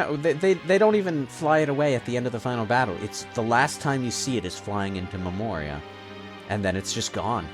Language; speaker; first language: English; native; English